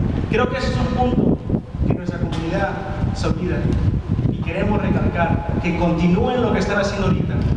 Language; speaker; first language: Spanish; early bilingual, heritage; Spanish